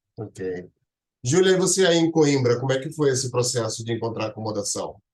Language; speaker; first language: Portuguese; native; Portuguese